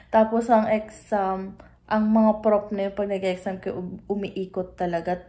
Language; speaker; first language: Filipino; native; Filipino